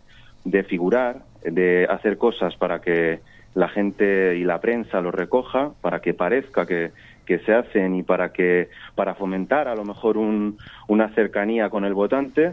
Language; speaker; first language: Spanish; native; Spanish